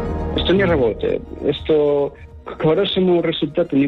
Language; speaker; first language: Russian; non-native, learner; Spanish